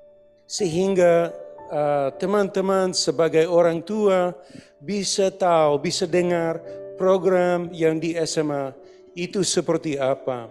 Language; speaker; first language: Indonesian; non-native, fluent; English